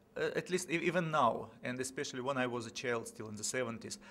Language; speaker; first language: English; non-native, fluent; Russian